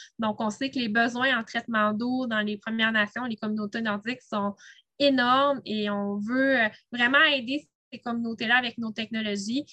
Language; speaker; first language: French; native; French